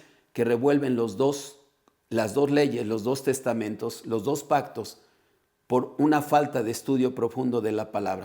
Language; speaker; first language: Spanish; native; Spanish